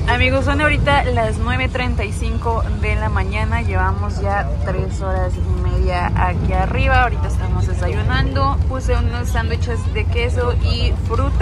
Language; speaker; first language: Spanish; native; Spanish